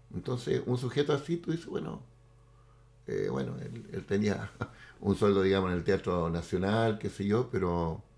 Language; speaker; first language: Spanish; native; Spanish